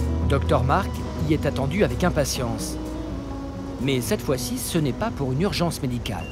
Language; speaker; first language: French; native; French